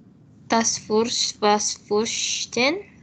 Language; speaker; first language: German; non-native, learner; Indonesian